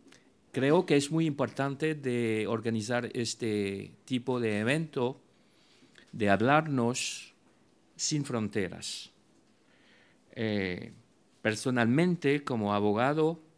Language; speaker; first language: Spanish; non-native, fluent; French